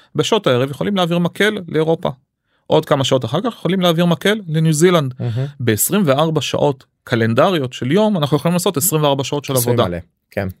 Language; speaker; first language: Hebrew; early bilingual, other home language; English